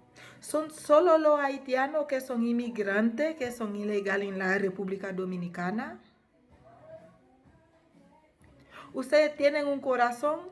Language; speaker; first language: Spanish; non-native, fluent; Haitian Creole